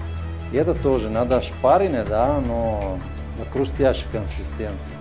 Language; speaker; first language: Russian; non-native, fluent; Italian